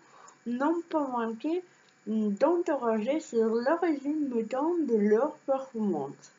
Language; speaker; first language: French; non-native, learner; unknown